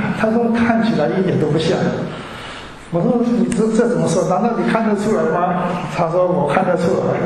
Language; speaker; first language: Chinese; early bilingual, heritage; Chinese